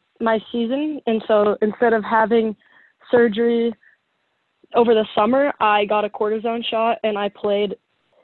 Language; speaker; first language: English; native; English